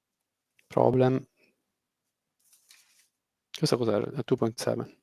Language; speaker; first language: Italian; native; Italian